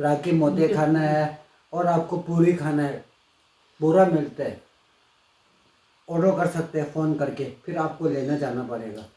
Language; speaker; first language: Hindi; non-native, local second language; Tibetan